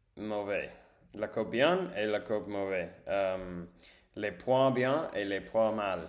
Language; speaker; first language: French; non-native, learner; English